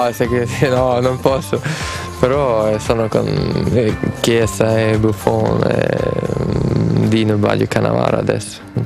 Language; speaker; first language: Italian; non-native, learner; Swedish